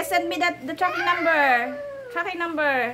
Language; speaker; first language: English; non-native, local second language; Filipino